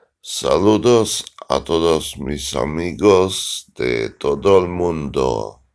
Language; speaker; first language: Spanish; non-native, learner; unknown